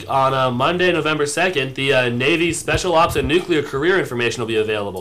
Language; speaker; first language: English; native; English